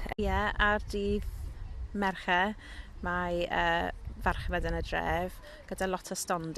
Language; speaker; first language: Welsh; non-native, local second language; English